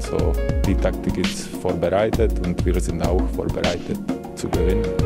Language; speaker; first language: German; non-native, learner; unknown